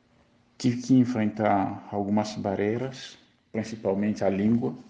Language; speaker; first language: Portuguese; non-native, fluent; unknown